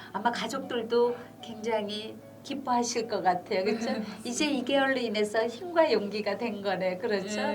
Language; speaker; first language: Korean; native; Korean